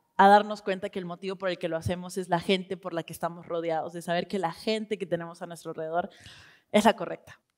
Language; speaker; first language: Spanish; native; Spanish